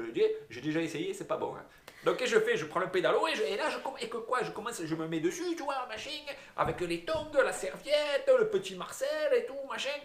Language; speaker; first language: French; native; French